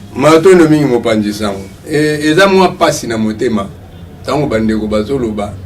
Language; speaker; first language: Lingala; non-native, local second language; Kongo